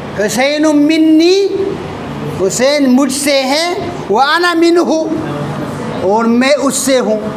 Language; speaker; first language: Urdu; native; Urdu